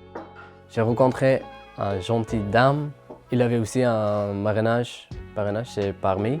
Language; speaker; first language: French; non-native, learner; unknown